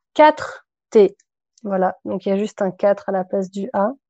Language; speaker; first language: French; native; French